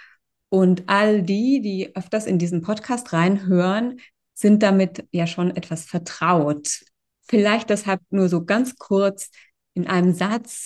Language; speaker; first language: German; native; German